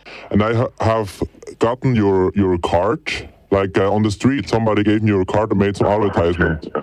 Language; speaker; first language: English; non-native, fluent; German